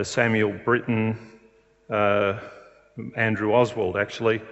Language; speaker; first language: English; native; English